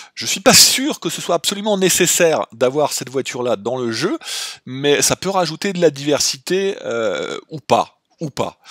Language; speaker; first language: French; native; French